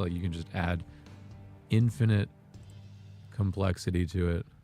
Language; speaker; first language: English; native; English